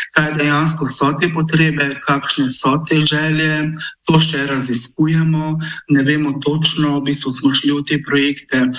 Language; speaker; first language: Slovenian; non-native, local second language; Romany